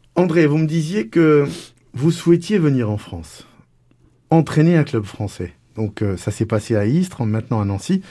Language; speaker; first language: French; native; French